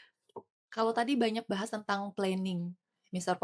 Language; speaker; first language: Indonesian; native; Indonesian